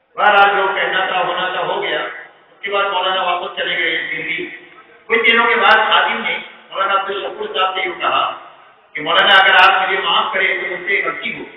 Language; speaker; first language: Urdu; native; Urdu